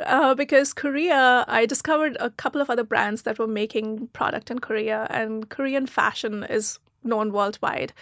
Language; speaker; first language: English; non-native, local second language; Hindi